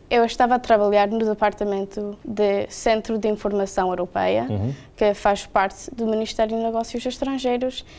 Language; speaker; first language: Portuguese; early bilingual, heritage; Portuguese